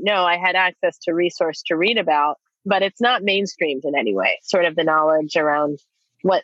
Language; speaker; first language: English; native; English